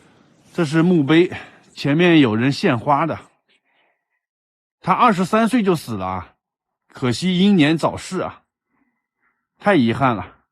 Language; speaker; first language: Chinese; native; Chinese